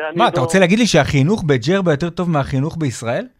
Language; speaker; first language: Hebrew; native; Hebrew